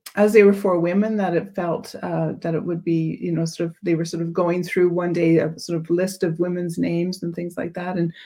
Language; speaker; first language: English; native; English